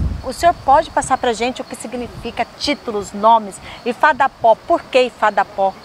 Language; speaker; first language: Portuguese; native; Portuguese